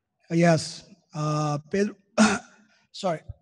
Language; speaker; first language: English; non-native, learner; Portuguese